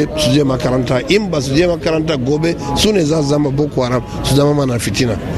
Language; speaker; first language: Hausa; non-native, local second language; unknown